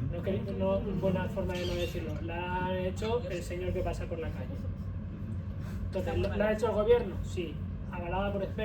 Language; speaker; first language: Spanish; native; Spanish